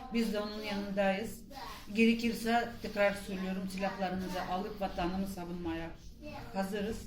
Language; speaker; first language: Turkish; non-native, fluent; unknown